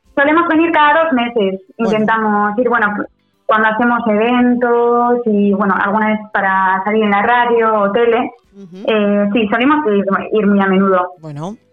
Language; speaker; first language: Spanish; non-native, local second language; Basque